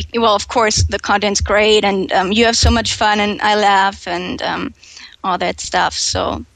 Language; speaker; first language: English; non-native, fluent; German